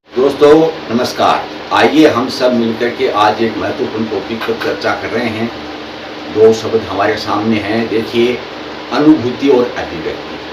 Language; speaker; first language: Hindi; native; Hindi